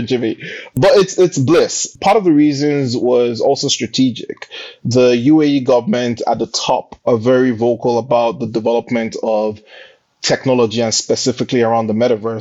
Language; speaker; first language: English; non-native, local second language; Yoruba